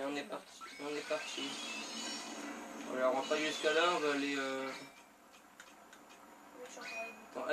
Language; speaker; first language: French; native; French